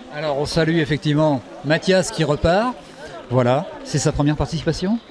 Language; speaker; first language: French; native; French